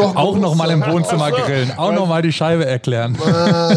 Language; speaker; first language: German; native; German